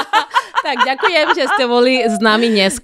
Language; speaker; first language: Slovak; non-native, learner; Spanish